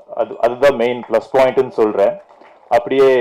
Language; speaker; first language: Tamil; non-native, fluent; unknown